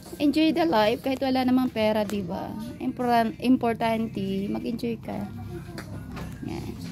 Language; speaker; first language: Filipino; non-native, local second language; Waray